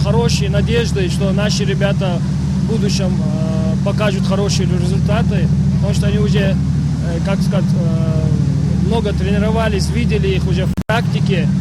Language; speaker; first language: Russian; non-native, local second language; Ingush